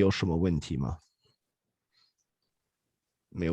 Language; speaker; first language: Chinese; non-native, fluent; Swedish